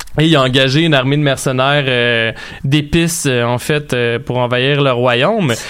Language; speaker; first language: French; native; French